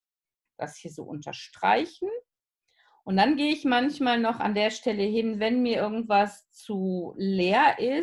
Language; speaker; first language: German; native; German